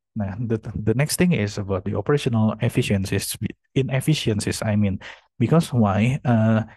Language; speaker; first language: English; non-native, fluent; Indonesian